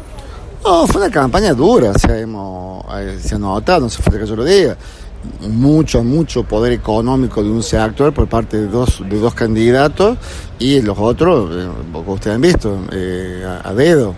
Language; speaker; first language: Spanish; native; Spanish